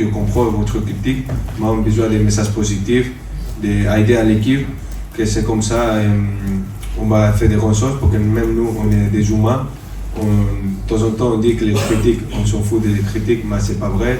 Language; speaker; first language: French; non-native, fluent; Spanish